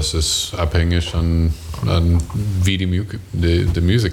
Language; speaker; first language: German; non-native, learner; English